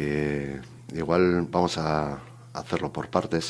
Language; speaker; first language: Spanish; native; Spanish